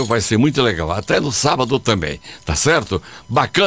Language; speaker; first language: Portuguese; native; Portuguese